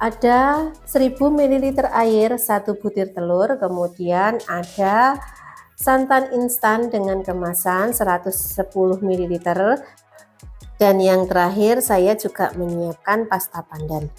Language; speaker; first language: Indonesian; native; Indonesian